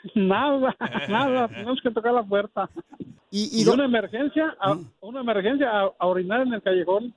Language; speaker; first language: Spanish; native; Spanish